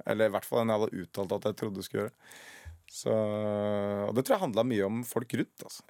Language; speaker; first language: Norwegian; native; Norwegian